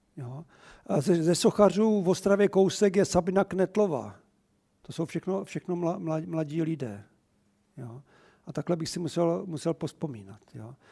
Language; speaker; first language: Czech; native; Czech